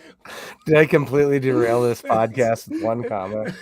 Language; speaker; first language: English; native; English